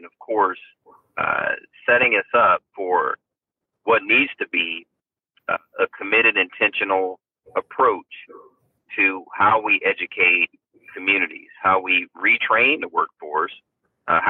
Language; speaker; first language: English; native; English